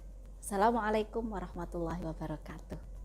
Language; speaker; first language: Indonesian; native; Indonesian